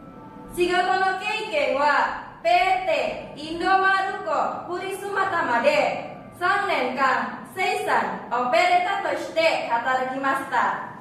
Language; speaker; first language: Japanese; non-native, learner; Indonesian